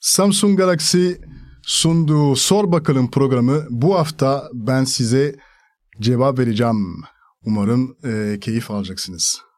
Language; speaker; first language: Turkish; non-native, fluent; French